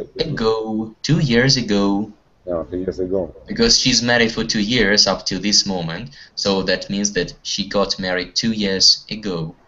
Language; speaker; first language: English; non-native, fluent; Russian